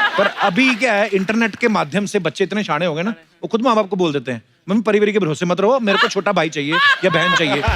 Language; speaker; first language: Hindi; non-native, local second language; Punjabi